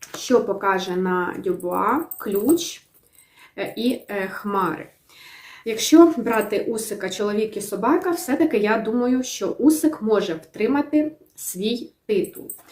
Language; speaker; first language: Ukrainian; native; Ukrainian